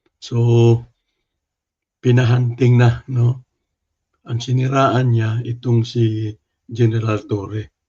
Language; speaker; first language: Filipino; non-native, local second language; Cebuano